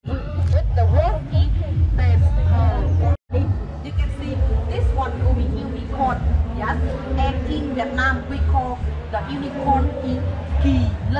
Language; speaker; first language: English; non-native, learner; Vietnamese